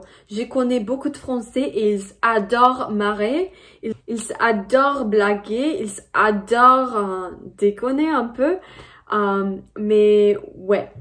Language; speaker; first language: French; non-native, fluent; Spanish